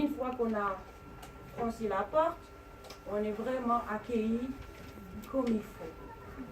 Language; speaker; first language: French; non-native, learner; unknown